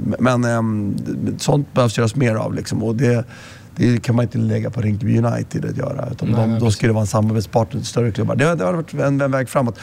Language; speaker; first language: Swedish; native; Swedish